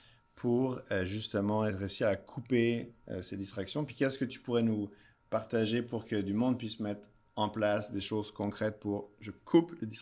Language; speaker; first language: French; native; French